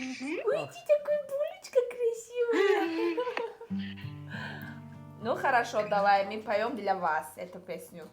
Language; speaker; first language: Russian; non-native, learner; Tajik